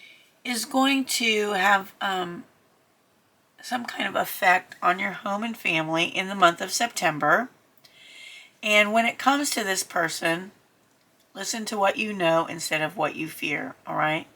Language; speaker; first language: English; native; English